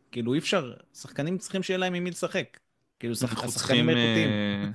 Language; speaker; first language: Hebrew; native; Hebrew